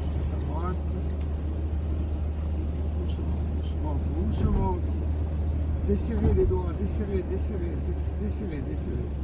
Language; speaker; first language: French; native; French